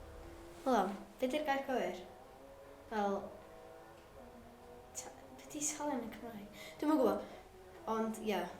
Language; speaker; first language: Welsh; non-native, local second language; English